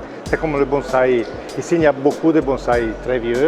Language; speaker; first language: French; non-native, local second language; Italian